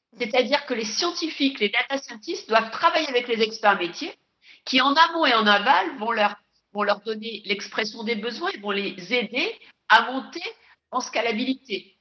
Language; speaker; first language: French; native; French